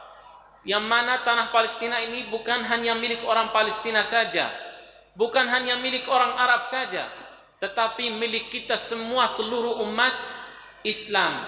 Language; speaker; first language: Indonesian; non-native, fluent; Arabic